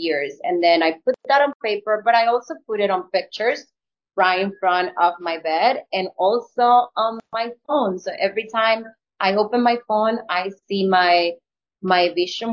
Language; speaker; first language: English; non-native, fluent; Spanish